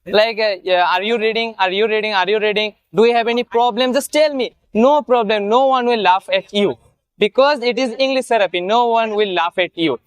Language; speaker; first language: English; non-native, learner; Bangla